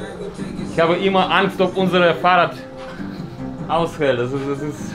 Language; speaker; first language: German; non-native, fluent; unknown